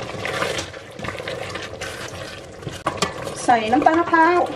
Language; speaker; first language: Thai; native; Thai